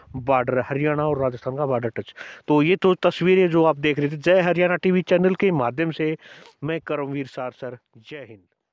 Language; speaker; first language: Hindi; native; Hindi